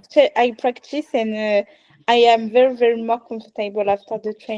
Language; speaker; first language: English; non-native, learner; French